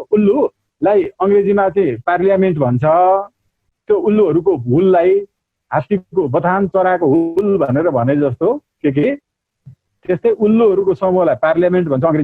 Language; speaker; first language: Nepali; native; Nepali